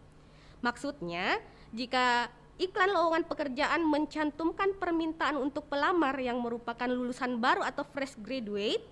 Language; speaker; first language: Indonesian; native; Indonesian